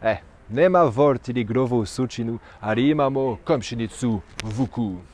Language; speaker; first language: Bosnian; non-native, fluent; French